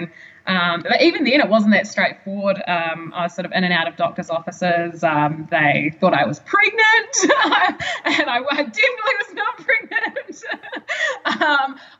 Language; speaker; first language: English; native; English